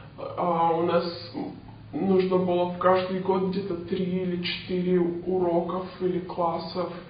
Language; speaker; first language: Russian; non-native, local second language; Romanian